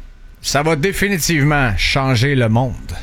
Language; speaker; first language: French; native; French